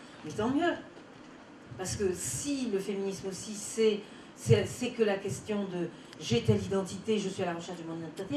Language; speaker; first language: French; native; French